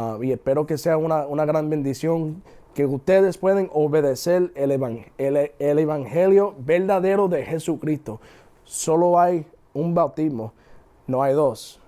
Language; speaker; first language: Spanish; early bilingual, heritage; English